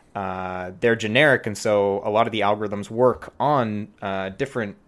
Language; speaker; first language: English; native; English